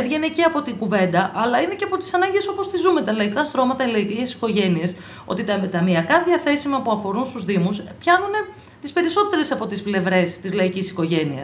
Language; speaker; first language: Greek; native; Greek